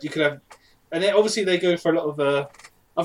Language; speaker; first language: English; native; English